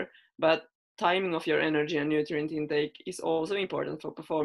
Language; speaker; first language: English; non-native, fluent; Finnish